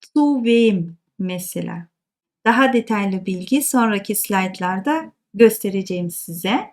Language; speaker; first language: Turkish; native; Turkish